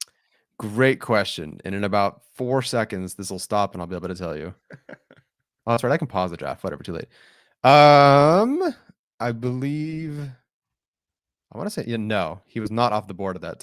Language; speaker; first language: English; native; English